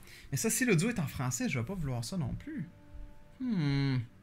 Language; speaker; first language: French; native; French